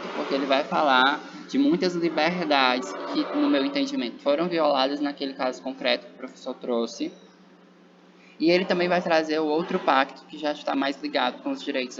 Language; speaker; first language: Portuguese; native; Portuguese